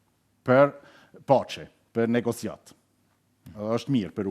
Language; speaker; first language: Albanian; non-native, learner; German